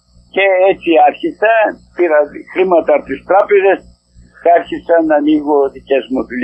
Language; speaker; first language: Greek; native; Greek